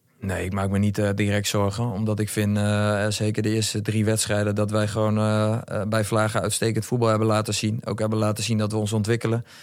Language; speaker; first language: Dutch; native; Dutch